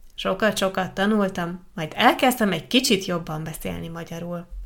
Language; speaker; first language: Hungarian; non-native, fluent; Italian